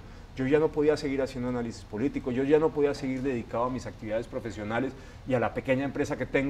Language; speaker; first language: Spanish; native; Spanish